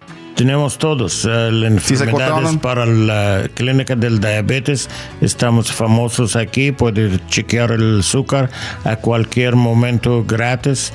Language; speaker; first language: Spanish; non-native, learner; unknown